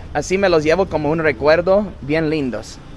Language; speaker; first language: Spanish; non-native, fluent; English